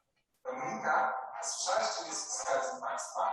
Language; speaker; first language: Polish; native; Polish